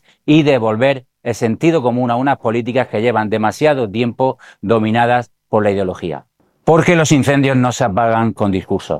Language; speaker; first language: Spanish; native; Spanish